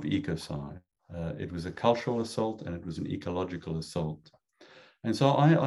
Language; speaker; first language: English; native; English